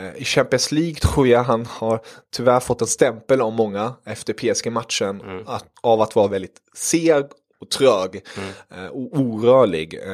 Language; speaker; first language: Swedish; early bilingual, other home language; German